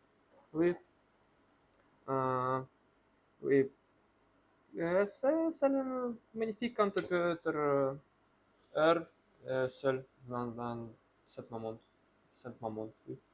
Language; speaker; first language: French; non-native, learner; Russian